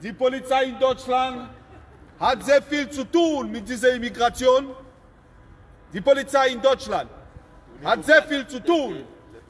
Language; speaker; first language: German; non-native, fluent; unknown